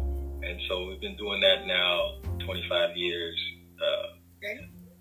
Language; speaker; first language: English; native; English